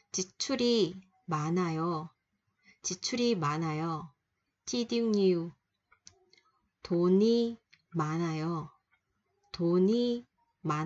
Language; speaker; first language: Korean; non-native, fluent; Vietnamese